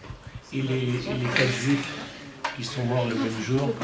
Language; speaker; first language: French; native; French